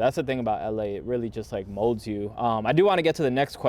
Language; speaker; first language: English; native; English